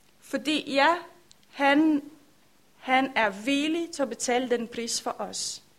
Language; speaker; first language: Danish; non-native, learner; Romanian